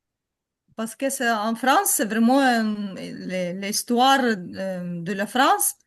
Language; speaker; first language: French; non-native, learner; Ukrainian